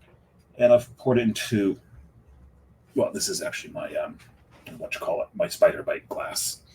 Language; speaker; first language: English; native; English